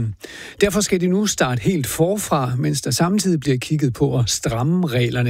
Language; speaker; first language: Danish; native; Danish